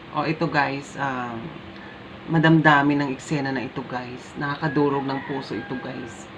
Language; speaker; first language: Filipino; native; Filipino